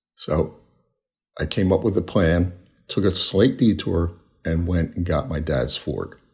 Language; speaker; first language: English; native; English